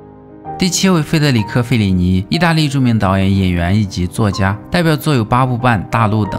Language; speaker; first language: Chinese; native; Chinese